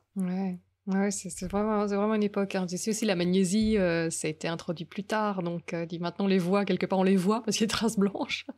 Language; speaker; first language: French; native; French